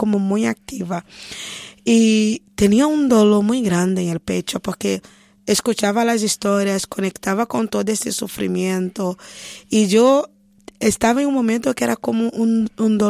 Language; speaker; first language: Spanish; non-native, fluent; Portuguese